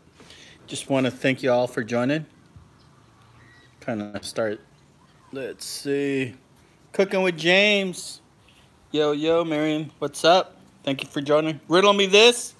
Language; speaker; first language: English; native; English